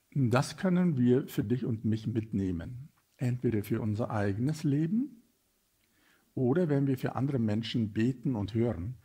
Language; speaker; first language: German; non-native, fluent; Afrikaans